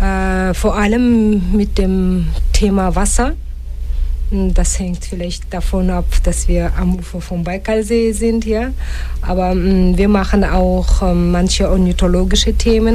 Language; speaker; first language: German; non-native, fluent; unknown